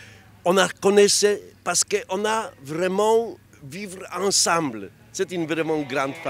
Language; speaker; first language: French; non-native, learner; Polish